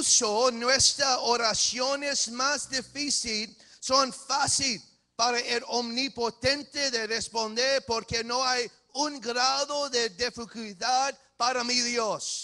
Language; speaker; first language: Spanish; early bilingual, heritage; English